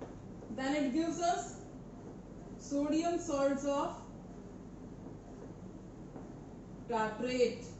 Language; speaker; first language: English; non-native, local second language; Hindi